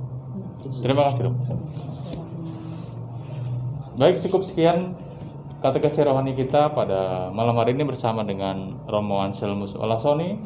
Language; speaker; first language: Indonesian; native; Indonesian